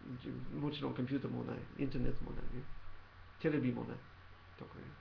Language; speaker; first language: Japanese; non-native, learner; English